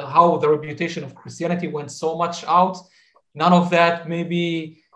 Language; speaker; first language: English; non-native, fluent; Arabic